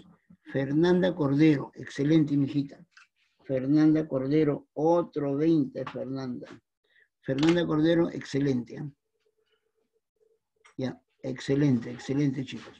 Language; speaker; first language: Spanish; native; Spanish